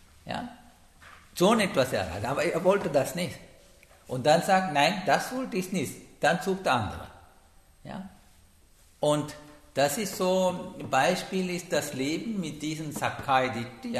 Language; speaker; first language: German; non-native, learner; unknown